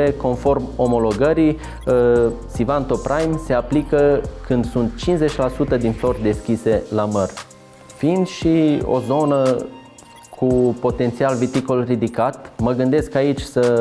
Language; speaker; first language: Romanian; native; Romanian